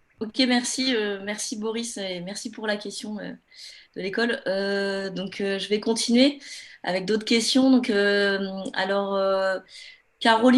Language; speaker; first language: French; native; French